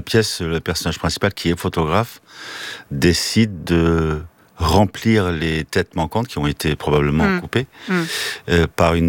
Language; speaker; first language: French; early bilingual, other home language; Armenian